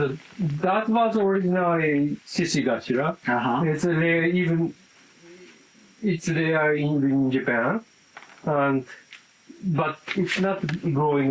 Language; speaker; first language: English; non-native, learner; Japanese